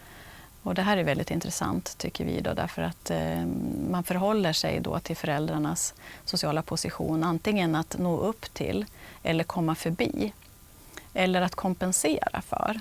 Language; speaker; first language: Swedish; native; Swedish